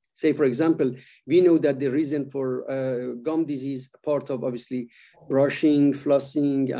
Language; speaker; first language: English; non-native, fluent; Persian